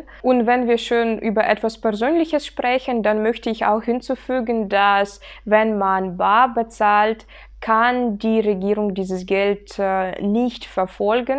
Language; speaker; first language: German; non-native, fluent; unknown